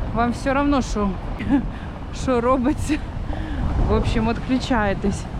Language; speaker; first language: Ukrainian; non-native, local second language; Russian